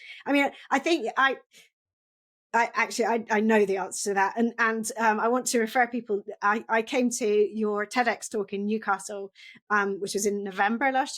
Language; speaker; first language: English; native; English